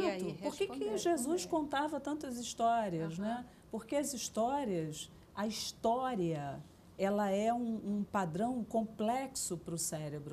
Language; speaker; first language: Portuguese; native; Portuguese